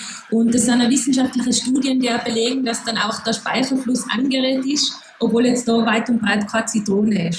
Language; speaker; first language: German; native; German